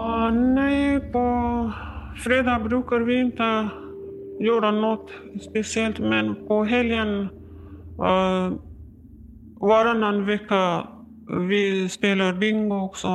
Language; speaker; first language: Swedish; non-native, learner; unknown